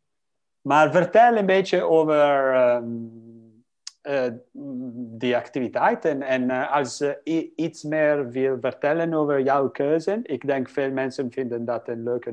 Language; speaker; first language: Dutch; non-native, fluent; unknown